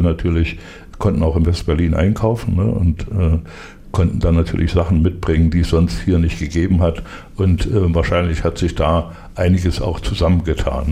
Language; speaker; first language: German; native; German